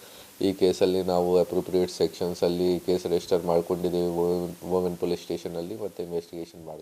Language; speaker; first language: Kannada; non-native, fluent; Hindi